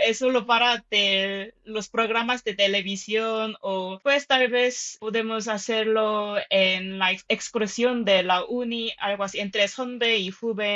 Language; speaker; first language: Spanish; non-native, fluent; Korean